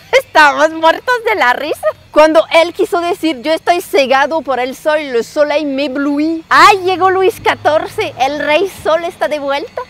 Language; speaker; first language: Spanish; non-native, fluent; French